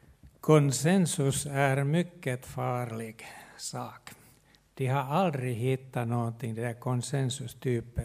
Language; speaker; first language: Swedish; non-native, local second language; Finnish